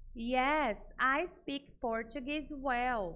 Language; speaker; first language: English; non-native, fluent; Portuguese